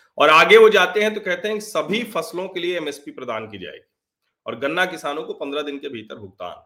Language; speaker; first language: Hindi; native; Hindi